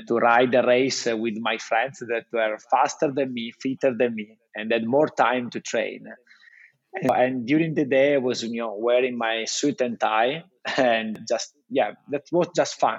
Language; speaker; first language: English; non-native, fluent; Italian